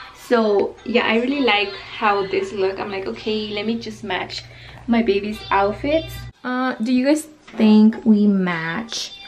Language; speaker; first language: English; early bilingual, other home language; Spanish